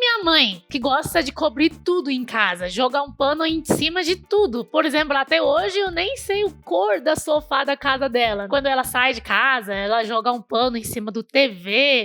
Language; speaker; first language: Portuguese; non-native, fluent; Chinese